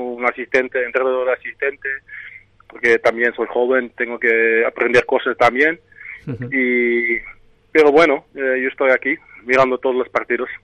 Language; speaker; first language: Spanish; non-native, fluent; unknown